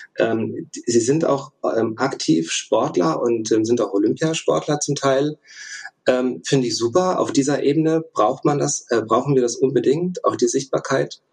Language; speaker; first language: German; early bilingual, other home language; Russian